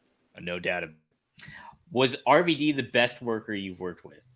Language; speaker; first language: English; native; English